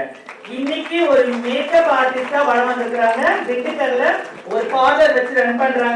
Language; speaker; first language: Tamil; native; Tamil